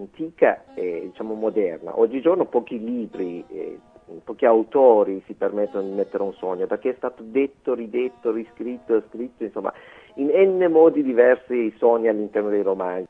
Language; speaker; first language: Italian; non-native, fluent; Persian